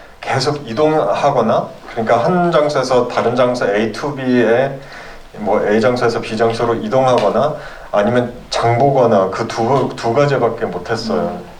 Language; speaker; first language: Korean; early bilingual, heritage; Korean